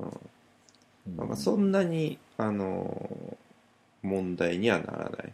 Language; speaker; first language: Japanese; native; Japanese